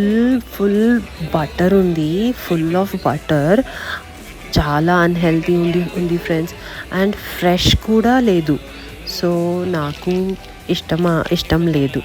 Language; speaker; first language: Telugu; non-native, learner; Kannada